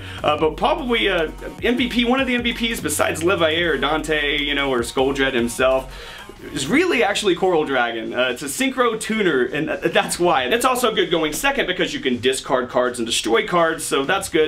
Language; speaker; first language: English; native; English